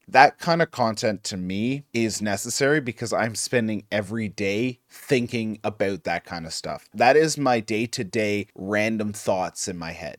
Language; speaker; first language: English; native; English